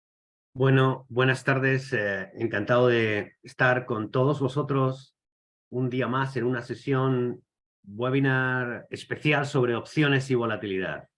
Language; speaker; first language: Spanish; native; Spanish